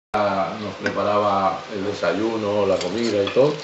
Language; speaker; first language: Spanish; native; Spanish